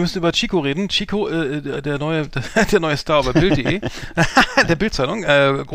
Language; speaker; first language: German; native; German